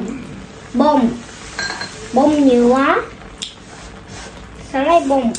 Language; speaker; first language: Vietnamese; early bilingual, heritage; Vietnamese